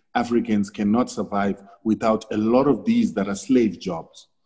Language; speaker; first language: English; non-native, local second language; Shona